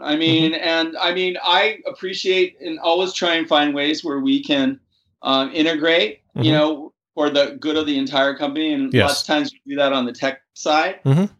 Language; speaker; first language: English; native; English